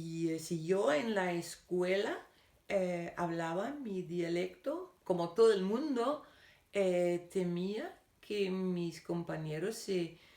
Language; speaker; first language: Spanish; non-native, fluent; Danish